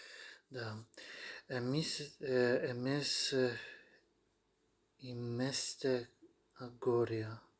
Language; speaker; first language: Greek; non-native, learner; Ukrainian